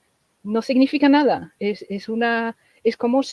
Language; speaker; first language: Spanish; non-native, fluent; English